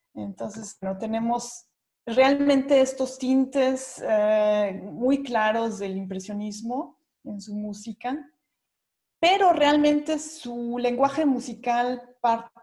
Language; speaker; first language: Spanish; native; Spanish